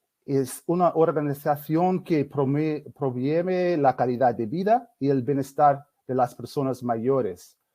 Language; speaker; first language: Spanish; non-native, fluent; English